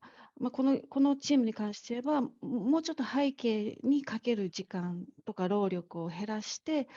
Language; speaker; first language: Japanese; native; Japanese